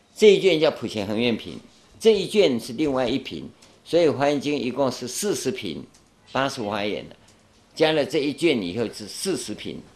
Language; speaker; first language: Chinese; non-native, local second language; Min Nan Chinese